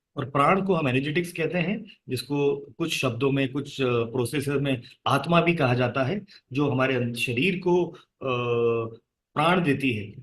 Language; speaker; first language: Hindi; native; Hindi